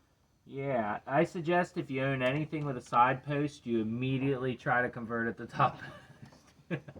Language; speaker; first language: English; native; English